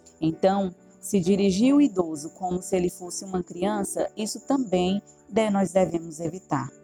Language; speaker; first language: Portuguese; native; Portuguese